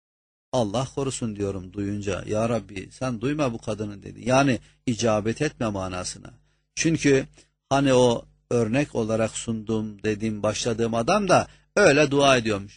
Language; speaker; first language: Turkish; native; Turkish